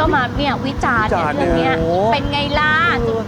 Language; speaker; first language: Thai; native; Thai